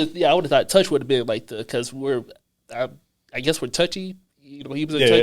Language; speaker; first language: English; native; English